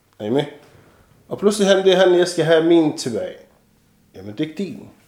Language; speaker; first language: Danish; non-native, fluent; Arabic